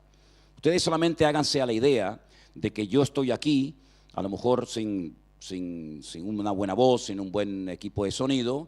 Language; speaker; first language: Spanish; native; Spanish